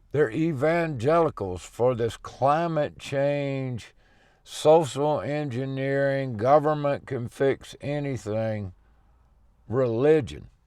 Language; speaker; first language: English; native; English